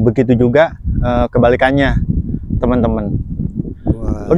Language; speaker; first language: Indonesian; native; Indonesian